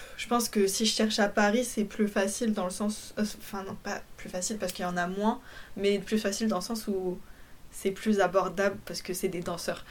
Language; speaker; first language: French; early bilingual, other home language; Polish